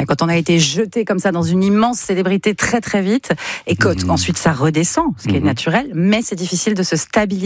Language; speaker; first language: French; native; French